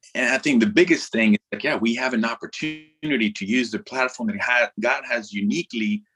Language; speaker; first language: English; non-native, fluent; Spanish